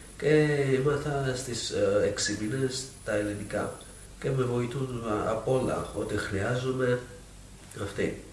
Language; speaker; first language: Greek; non-native, learner; Georgian